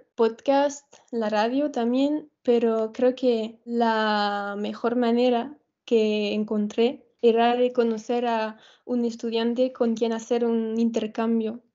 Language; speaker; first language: Spanish; non-native, fluent; French